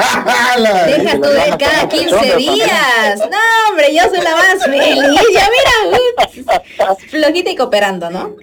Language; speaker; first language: Spanish; native; Spanish